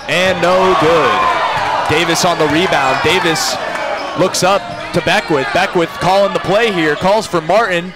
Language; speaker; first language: English; native; English